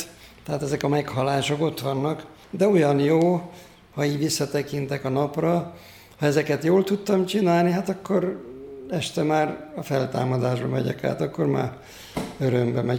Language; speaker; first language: Hungarian; native; Hungarian